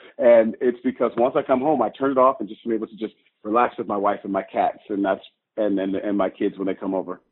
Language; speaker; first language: English; native; English